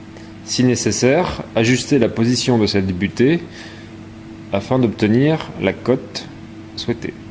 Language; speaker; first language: French; native; French